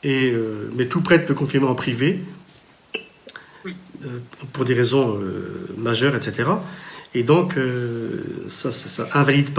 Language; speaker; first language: French; native; French